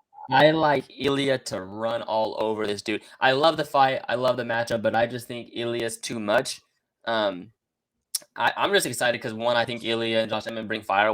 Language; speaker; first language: English; native; English